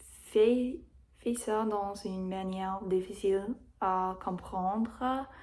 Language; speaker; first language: French; non-native, learner; English